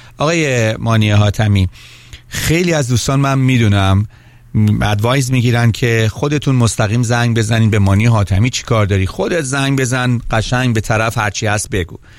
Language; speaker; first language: Persian; native; Persian